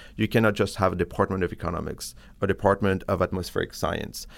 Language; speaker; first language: English; non-native, fluent; French